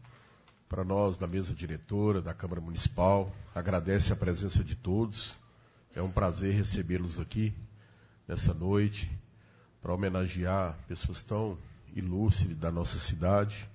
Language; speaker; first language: Portuguese; native; Portuguese